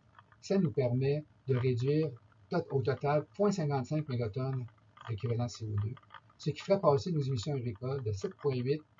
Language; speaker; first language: French; native; French